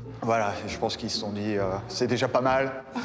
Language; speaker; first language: French; native; French